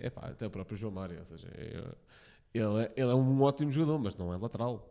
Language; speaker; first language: Portuguese; native; Portuguese